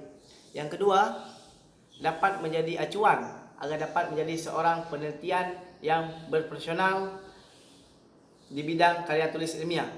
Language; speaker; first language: Indonesian; native; Indonesian